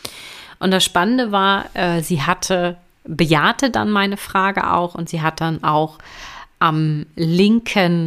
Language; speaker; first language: German; native; German